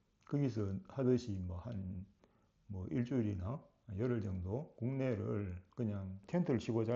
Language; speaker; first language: Korean; native; Korean